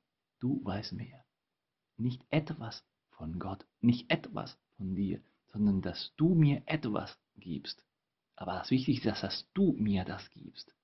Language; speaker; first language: German; non-native, fluent; Spanish